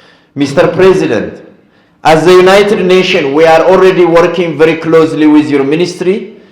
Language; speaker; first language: English; non-native, fluent; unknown